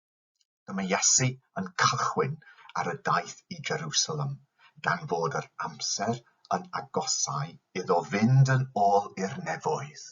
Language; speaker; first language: Welsh; non-native, fluent; English